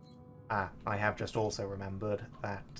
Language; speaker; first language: English; native; English